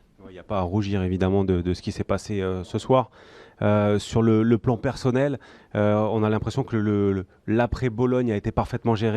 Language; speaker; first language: French; native; French